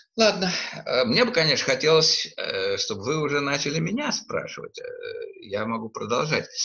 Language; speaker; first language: Russian; native; Russian